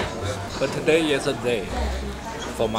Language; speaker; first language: English; non-native, learner; Chinese